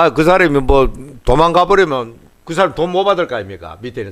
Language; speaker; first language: Korean; native; Korean